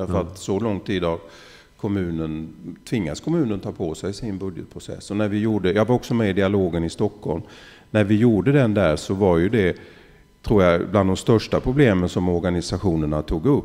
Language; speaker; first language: Swedish; native; Swedish